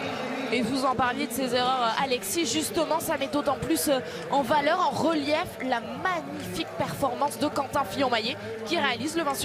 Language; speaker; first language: French; native; French